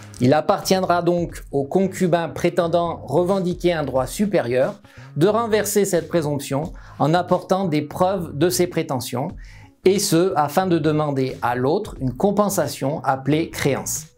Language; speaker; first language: French; native; French